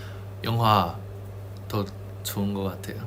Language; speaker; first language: Korean; non-native, fluent; Chinese